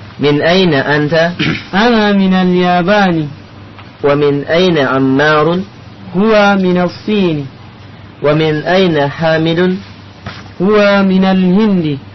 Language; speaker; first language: Arabic; non-native, learner; Indonesian